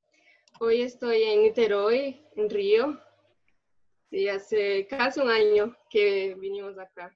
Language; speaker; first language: Spanish; early bilingual, other home language; Portuguese